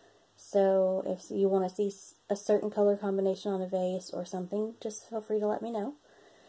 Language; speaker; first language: English; native; English